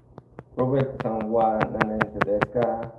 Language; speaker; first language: Japanese; non-native, learner; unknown